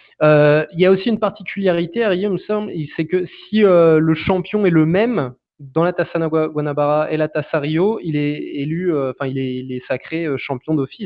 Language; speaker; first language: French; native; French